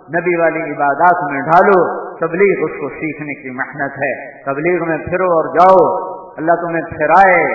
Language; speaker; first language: Urdu; non-native, local second language; Punjabi